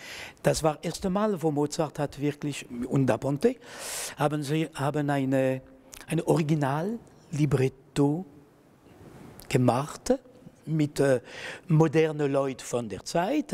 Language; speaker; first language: German; non-native, fluent; French